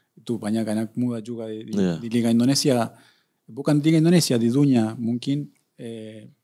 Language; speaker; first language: Indonesian; non-native, fluent; Spanish